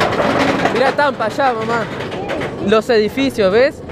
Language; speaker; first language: Spanish; native; Spanish